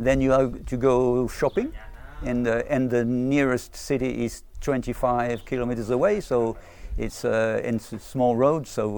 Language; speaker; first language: English; non-native, fluent; French